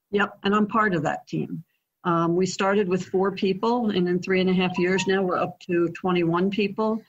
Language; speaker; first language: English; native; English